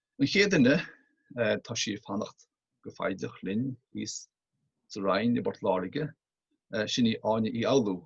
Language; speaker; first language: Irish; native; Irish